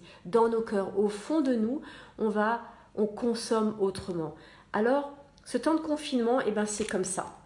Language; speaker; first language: French; native; French